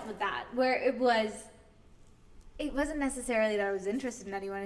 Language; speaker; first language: English; native; English